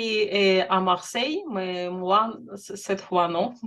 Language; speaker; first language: French; non-native, fluent; Russian